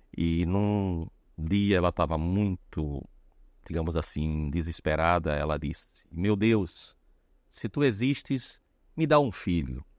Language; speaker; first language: Portuguese; early bilingual, heritage; Portuguese